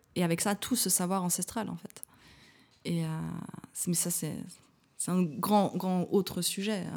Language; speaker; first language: French; native; French